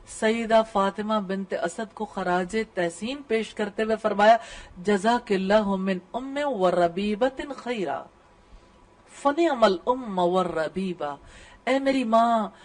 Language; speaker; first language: Urdu; native; Urdu